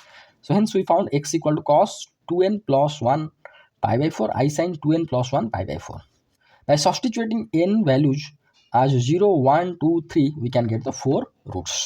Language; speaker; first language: English; non-native, local second language; Odia